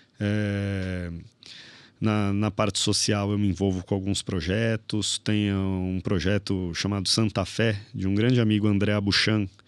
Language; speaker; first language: Portuguese; native; Portuguese